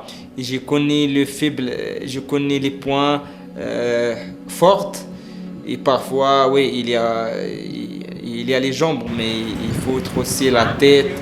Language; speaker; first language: French; non-native, learner; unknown